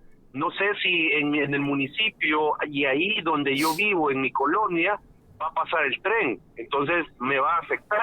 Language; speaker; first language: Spanish; native; Spanish